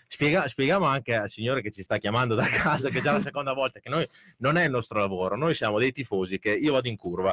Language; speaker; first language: Italian; native; Italian